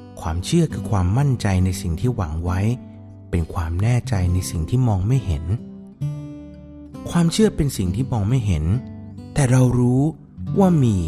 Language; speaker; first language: Thai; native; Thai